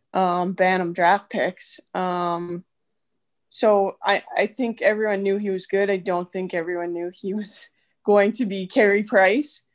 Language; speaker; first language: English; native; English